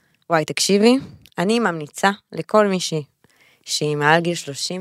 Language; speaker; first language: Hebrew; non-native, fluent; French